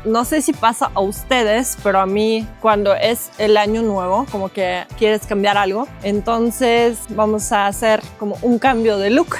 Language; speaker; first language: Spanish; non-native, fluent; Russian